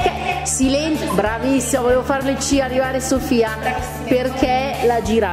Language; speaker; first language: Italian; native; Italian